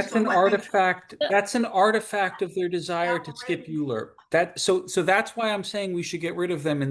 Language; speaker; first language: English; native; English